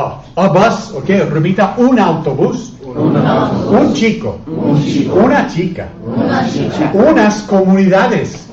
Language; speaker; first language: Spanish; non-native, fluent; English